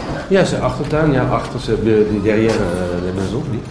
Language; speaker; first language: French; non-native, fluent; Dutch